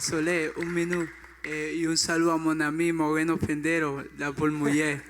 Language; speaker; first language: French; non-native, learner; Spanish